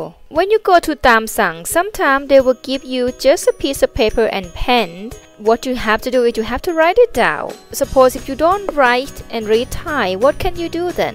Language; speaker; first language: English; non-native, fluent; Thai